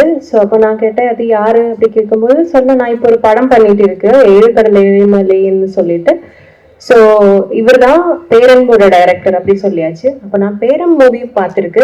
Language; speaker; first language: Tamil; non-native, learner; Malayalam